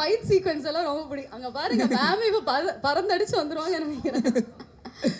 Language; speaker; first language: Tamil; native; Tamil